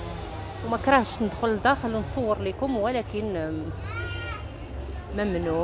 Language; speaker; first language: Arabic; native; Arabic